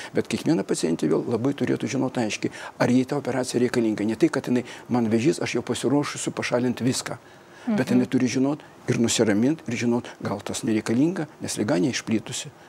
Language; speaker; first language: Lithuanian; non-native, fluent; Russian